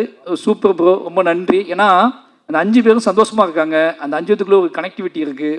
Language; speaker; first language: Tamil; native; Tamil